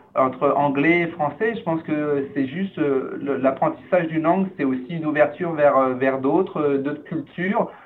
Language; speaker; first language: French; native; French